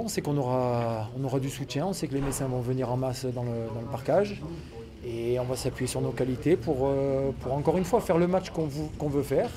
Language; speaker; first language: French; native; French